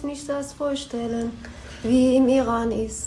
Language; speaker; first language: German; non-native, learner; Persian